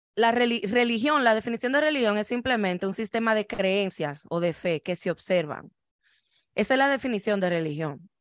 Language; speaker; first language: Spanish; native; Spanish